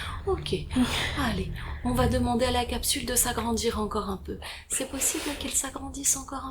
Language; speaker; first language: French; native; French